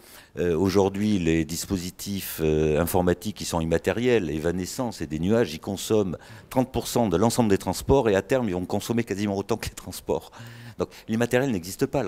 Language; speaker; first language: French; native; French